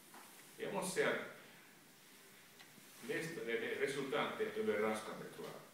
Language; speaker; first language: Swedish; non-native, local second language; Finnish